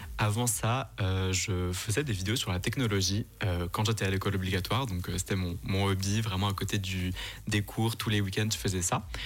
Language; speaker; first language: French; early bilingual, other home language; Persian